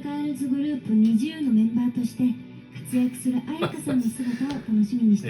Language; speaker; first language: Japanese; native; Japanese